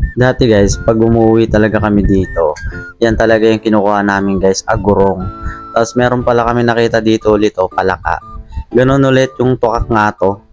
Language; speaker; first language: Filipino; non-native, local second language; Iloko